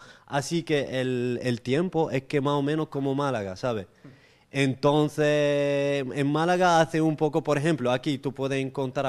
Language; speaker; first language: Spanish; non-native, local second language; Arabic